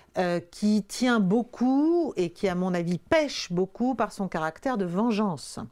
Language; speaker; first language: French; native; French